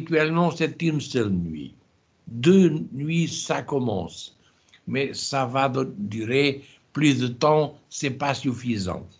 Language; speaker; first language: French; non-native, fluent; Portuguese